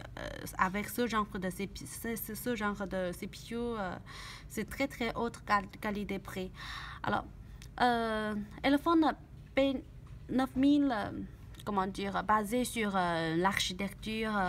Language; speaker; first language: French; non-native, learner; Chinese